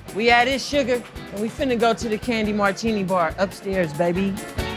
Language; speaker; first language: English; native; English